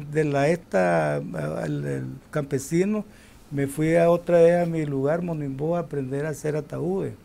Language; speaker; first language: Spanish; native; Spanish